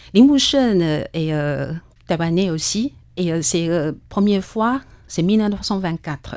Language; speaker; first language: French; non-native, learner; Chinese